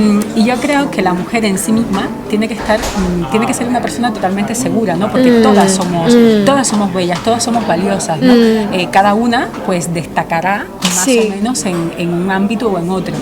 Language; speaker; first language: Spanish; native; Spanish